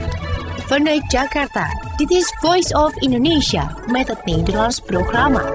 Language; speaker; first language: Dutch; non-native, fluent; Indonesian